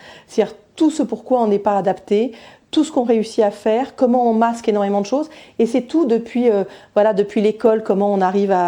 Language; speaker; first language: French; native; French